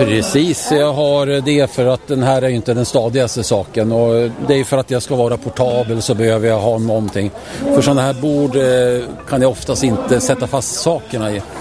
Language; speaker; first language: Swedish; native; Swedish